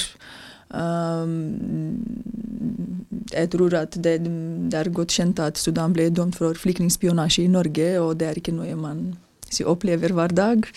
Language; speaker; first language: Norwegian; non-native, fluent; Romanian